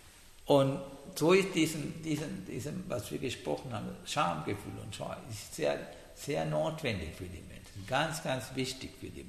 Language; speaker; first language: German; non-native, learner; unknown